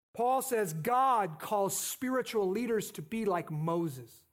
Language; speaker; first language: English; native; English